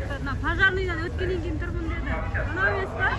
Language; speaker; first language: Kazakh; native; Kazakh